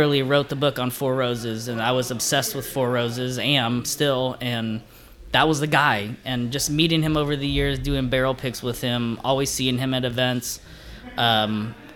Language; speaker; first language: English; native; English